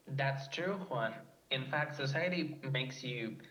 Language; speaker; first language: English; non-native, fluent; Spanish